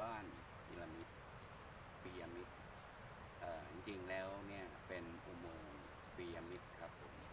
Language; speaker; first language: Thai; native; Thai